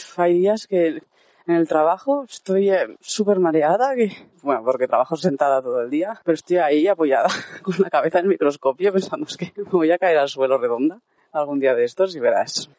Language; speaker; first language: Spanish; native; Spanish